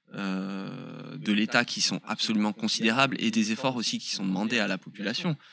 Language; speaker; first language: French; native; French